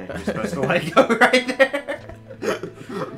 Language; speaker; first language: English; native; English